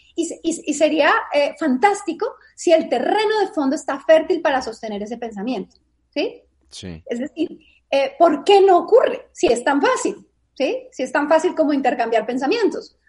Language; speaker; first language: Spanish; native; Spanish